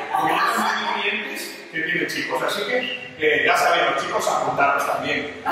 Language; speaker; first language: Spanish; native; Spanish